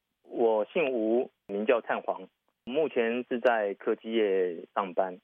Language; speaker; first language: Chinese; native; Chinese